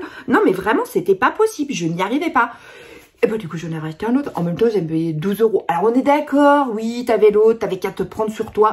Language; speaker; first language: French; native; French